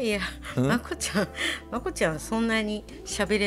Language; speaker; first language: Japanese; native; Japanese